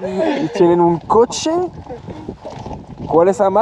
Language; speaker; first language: Spanish; non-native, learner; French